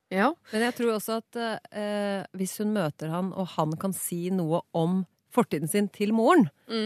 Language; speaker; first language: Norwegian; native; Norwegian